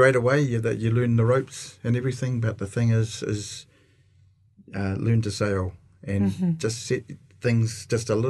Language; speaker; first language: English; native; English